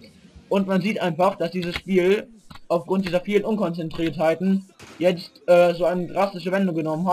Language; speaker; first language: German; native; German